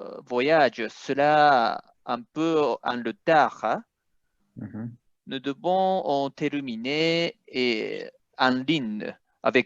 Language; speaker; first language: French; non-native, fluent; Japanese